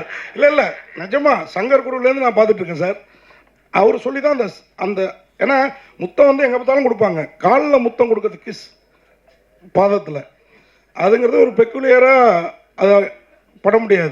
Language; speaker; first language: Tamil; native; Tamil